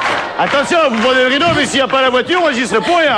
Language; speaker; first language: French; native; French